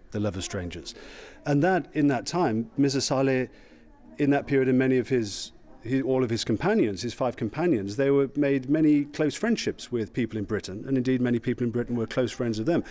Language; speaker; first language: English; native; English